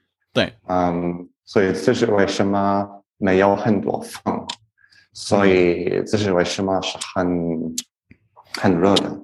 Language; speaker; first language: Chinese; non-native, learner; English